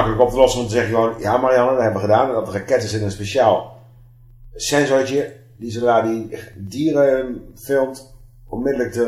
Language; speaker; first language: Dutch; native; Dutch